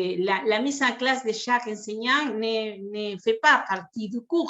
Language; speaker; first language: French; non-native, fluent; Spanish